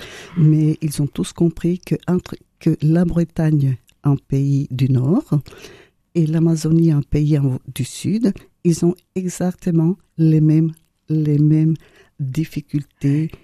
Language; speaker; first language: French; non-native, fluent; Spanish